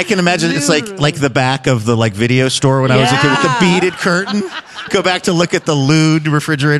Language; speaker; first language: English; native; English